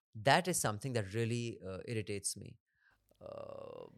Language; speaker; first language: English; non-native, local second language; Hindi